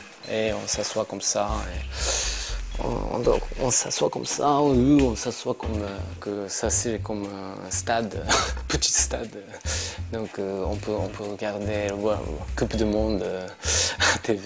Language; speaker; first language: French; non-native, learner; Japanese